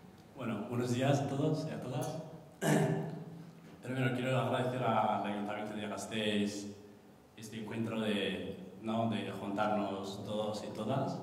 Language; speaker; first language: Spanish; non-native, fluent; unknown